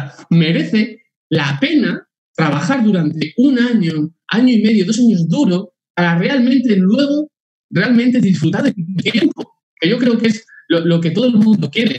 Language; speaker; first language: Spanish; native; Spanish